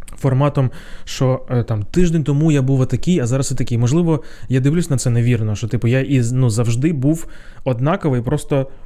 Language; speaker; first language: Ukrainian; non-native, local second language; Russian